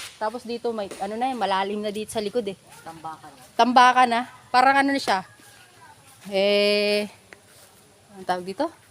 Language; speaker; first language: Filipino; native; Filipino